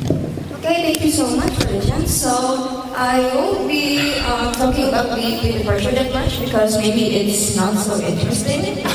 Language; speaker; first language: English; non-native, fluent; Indonesian